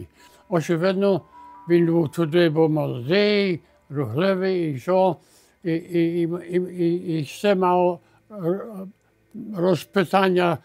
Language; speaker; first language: Ukrainian; early bilingual, heritage; Ukrainian